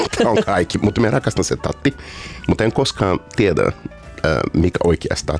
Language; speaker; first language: Finnish; non-native, fluent; Portuguese